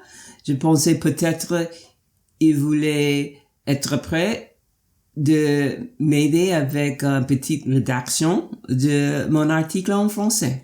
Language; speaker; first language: French; non-native, fluent; English